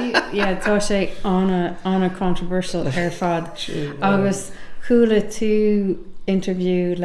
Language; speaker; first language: Irish; non-native, learner; English